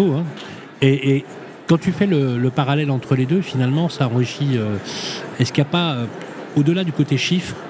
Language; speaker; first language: French; native; French